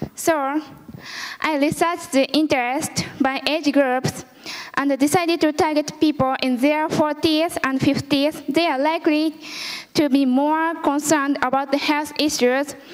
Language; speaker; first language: English; early bilingual, other home language; Japanese